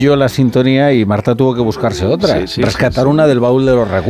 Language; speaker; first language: Spanish; native; Spanish